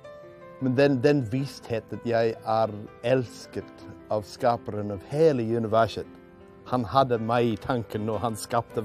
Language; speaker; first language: Norwegian; non-native, fluent; English